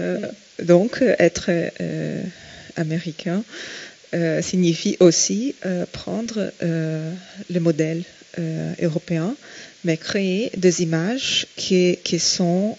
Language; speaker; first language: French; non-native, fluent; Portuguese